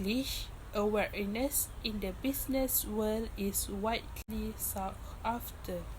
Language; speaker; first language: English; non-native, local second language; Malay